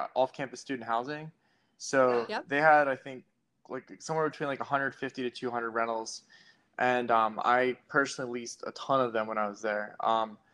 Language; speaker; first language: English; native; English